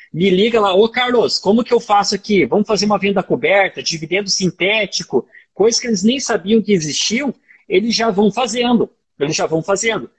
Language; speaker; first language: Portuguese; native; Portuguese